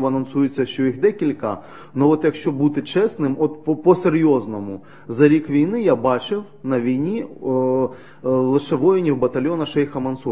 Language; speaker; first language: Ukrainian; native; Ukrainian